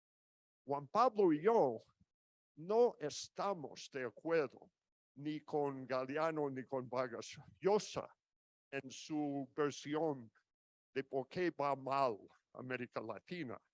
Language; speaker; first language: Spanish; non-native, fluent; English